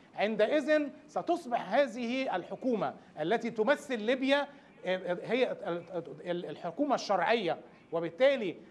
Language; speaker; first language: Arabic; native; Arabic